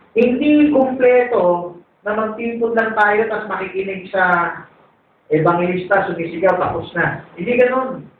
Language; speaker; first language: Filipino; native; Filipino